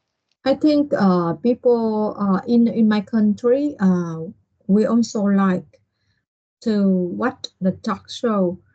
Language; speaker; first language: English; non-native, learner; Vietnamese